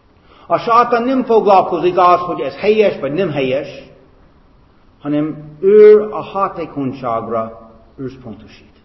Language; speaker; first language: Hungarian; non-native, fluent; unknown